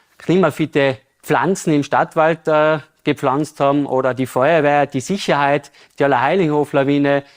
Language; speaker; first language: German; native; German